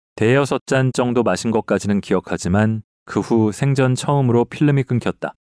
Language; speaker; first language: Korean; native; Korean